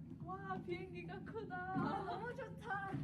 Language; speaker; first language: Korean; non-native, learner; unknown